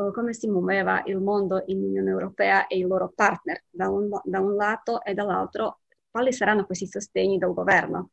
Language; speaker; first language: Italian; non-native, fluent; Bosnian